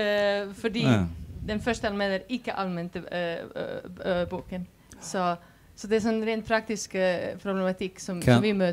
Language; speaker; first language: Swedish; non-native, fluent; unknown